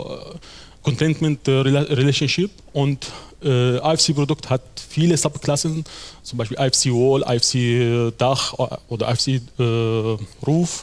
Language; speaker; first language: German; non-native, fluent; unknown